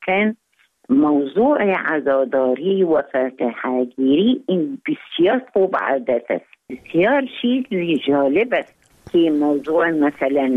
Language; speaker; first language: Persian; non-native, learner; Arabic